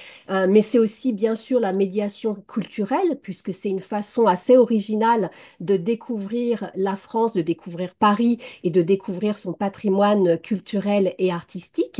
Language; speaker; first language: French; native; French